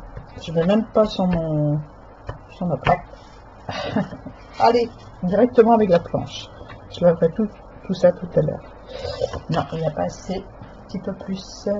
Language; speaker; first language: French; native; French